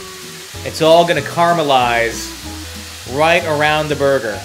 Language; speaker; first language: English; native; English